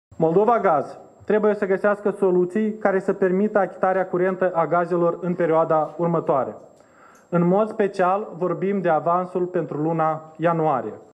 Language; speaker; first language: Romanian; native; Romanian